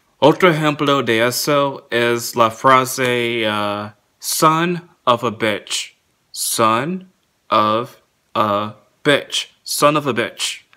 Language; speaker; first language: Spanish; non-native, learner; English